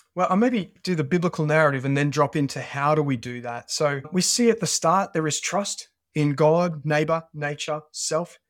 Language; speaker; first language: English; native; English